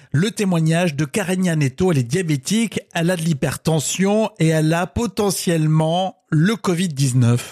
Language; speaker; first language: French; native; French